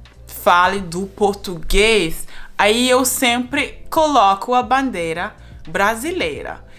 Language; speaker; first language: Portuguese; non-native, fluent; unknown